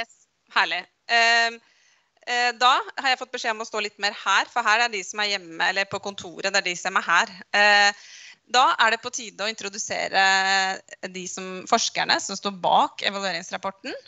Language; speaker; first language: Norwegian; native; Norwegian